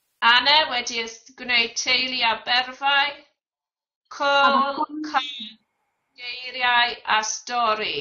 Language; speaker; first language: Welsh; non-native, fluent; English